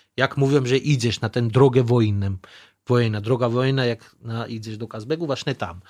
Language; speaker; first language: Polish; non-native, learner; Georgian